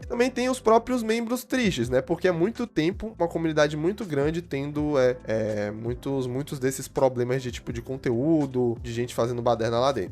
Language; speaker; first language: Portuguese; native; Portuguese